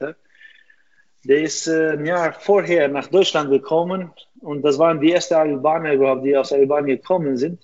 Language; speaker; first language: German; non-native, fluent; Albanian